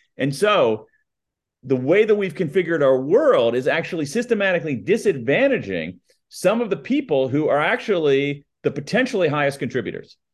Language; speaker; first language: English; native; English